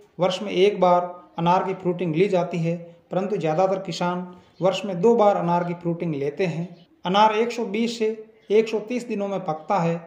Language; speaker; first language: Hindi; native; Hindi